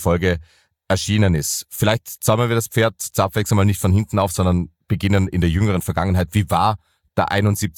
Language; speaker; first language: German; native; German